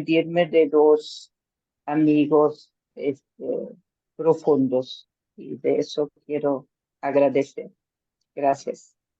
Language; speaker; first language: Spanish; non-native, fluent; German